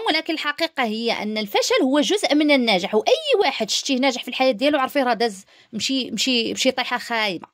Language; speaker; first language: Arabic; native; Arabic